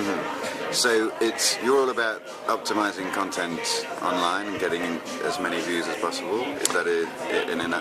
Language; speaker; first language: English; native; English